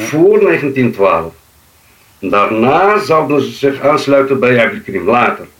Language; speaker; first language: Dutch; non-native, fluent; Riffian